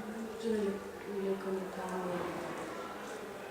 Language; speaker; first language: French; non-native, learner; German